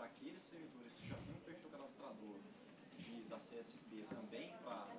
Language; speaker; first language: Portuguese; native; Portuguese